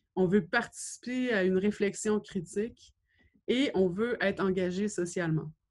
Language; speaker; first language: French; native; French